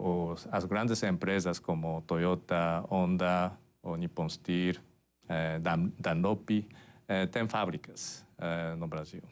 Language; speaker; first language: Portuguese; non-native, fluent; Japanese